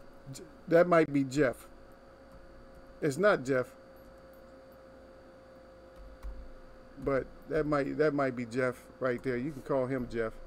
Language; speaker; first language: English; native; English